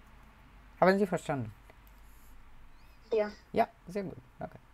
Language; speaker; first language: German; non-native, fluent; Bangla